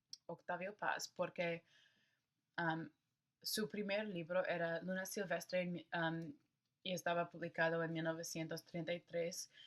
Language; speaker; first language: Spanish; non-native, learner; English